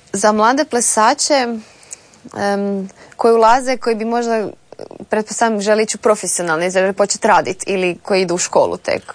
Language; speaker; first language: Serbian; native; Serbian